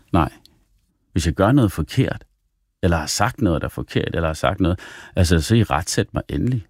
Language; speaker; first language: Danish; early bilingual, other home language; Arabic